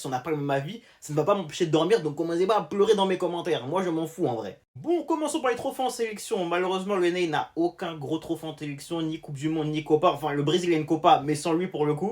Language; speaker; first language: French; native; French